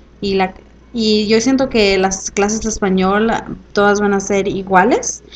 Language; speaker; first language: Spanish; early bilingual, heritage; Spanish